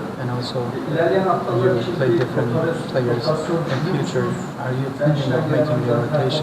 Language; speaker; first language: English; non-native, learner; Turkish